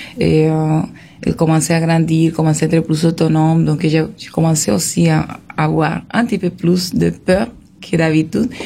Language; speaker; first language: French; non-native, fluent; Spanish